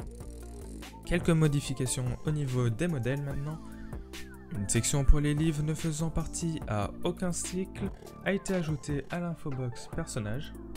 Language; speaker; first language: French; native; French